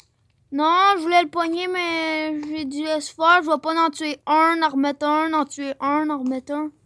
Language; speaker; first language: French; native; French